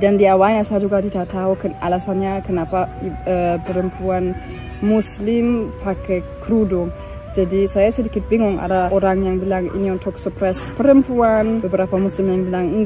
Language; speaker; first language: Indonesian; non-native, fluent; German